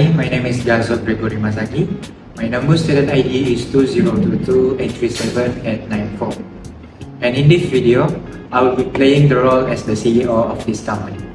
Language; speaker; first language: English; non-native, fluent; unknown